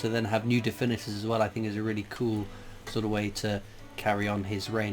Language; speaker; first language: English; native; English